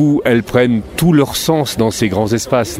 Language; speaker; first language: French; native; French